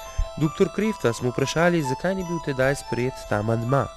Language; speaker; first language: Slovenian; native; Slovenian